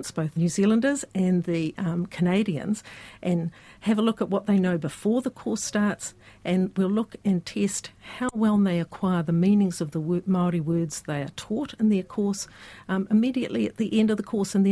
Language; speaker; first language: English; native; English